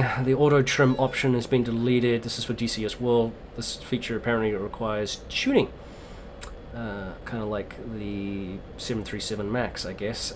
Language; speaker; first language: English; native; English